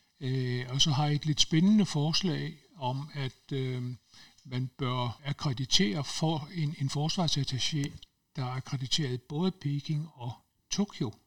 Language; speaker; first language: Danish; native; Danish